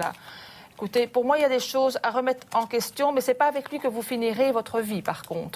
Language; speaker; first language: French; native; French